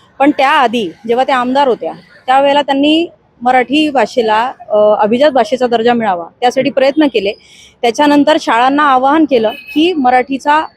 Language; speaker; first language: Marathi; non-native, local second language; Hindi